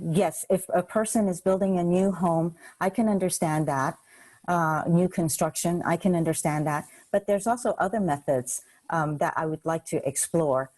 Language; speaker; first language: English; non-native, local second language; Cantonese